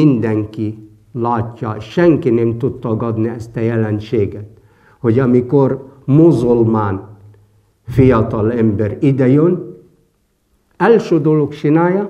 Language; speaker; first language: Hungarian; non-native, fluent; Arabic